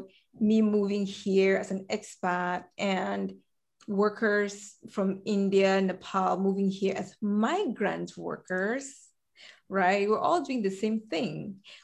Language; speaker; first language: English; native; English